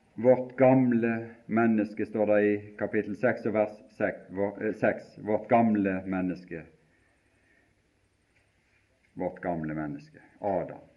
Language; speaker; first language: Norwegian; native; Norwegian